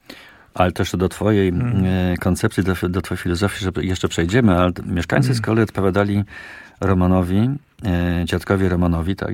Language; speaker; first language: Polish; native; Polish